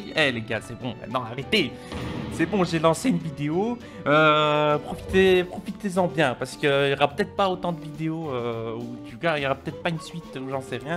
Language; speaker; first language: French; native; French